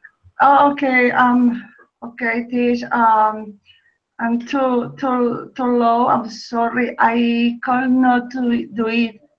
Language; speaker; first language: English; non-native, learner; Spanish